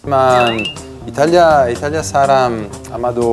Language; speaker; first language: Korean; non-native, learner; Italian